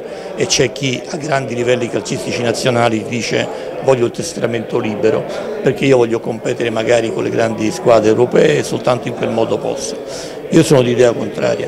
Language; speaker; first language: Italian; native; Italian